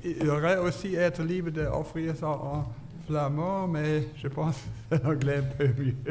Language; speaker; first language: French; non-native, fluent; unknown